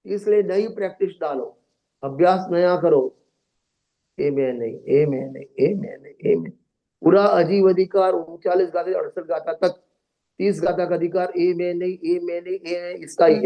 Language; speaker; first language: Hindi; non-native, local second language; Gujarati